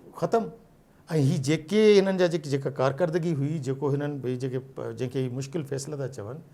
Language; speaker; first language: Sindhi; non-native, local second language; Urdu